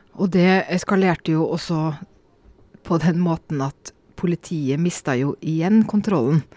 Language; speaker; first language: Norwegian; native; Norwegian